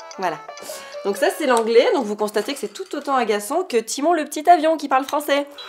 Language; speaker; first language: French; native; French